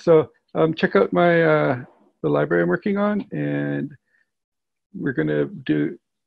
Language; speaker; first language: English; native; English